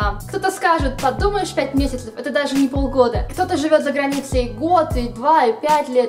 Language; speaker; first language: Russian; native; Russian